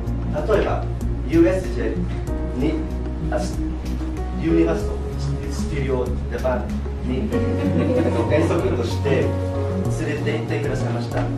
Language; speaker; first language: Japanese; non-native, fluent; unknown